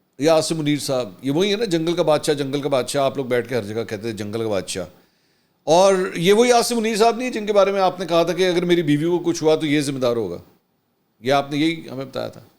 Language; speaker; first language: Urdu; native; Urdu